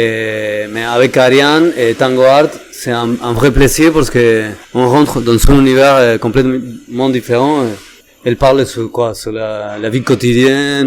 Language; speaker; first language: French; non-native, fluent; Spanish